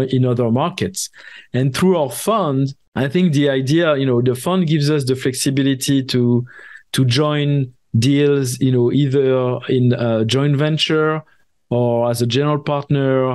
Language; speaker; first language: English; non-native, fluent; French